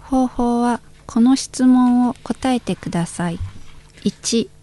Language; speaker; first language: Japanese; non-native, fluent; Indonesian